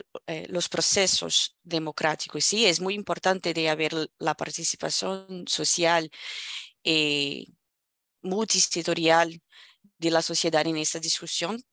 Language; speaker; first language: Spanish; non-native, fluent; Portuguese